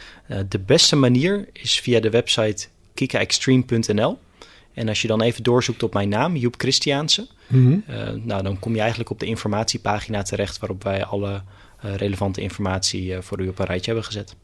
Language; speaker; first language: Dutch; native; Dutch